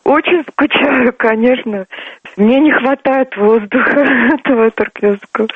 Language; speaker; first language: Russian; non-native, local second language; Turkmen